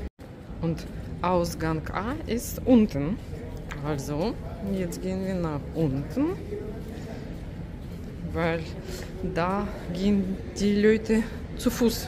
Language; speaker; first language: German; non-native, learner; Russian